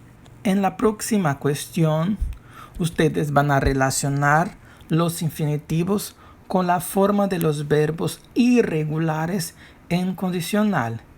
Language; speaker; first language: Spanish; non-native, fluent; Portuguese